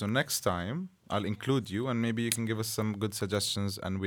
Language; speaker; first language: English; non-native, fluent; Arabic